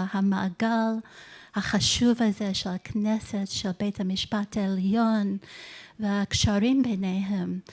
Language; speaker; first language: Hebrew; non-native, fluent; English